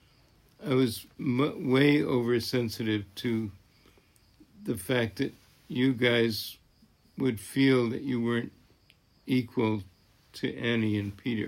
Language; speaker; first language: English; native; English